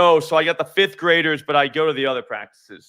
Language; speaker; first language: English; native; English